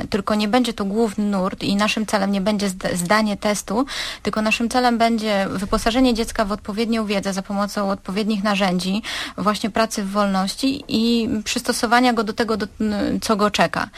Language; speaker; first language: Polish; native; Polish